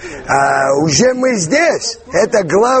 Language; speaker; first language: Russian; non-native, local second language; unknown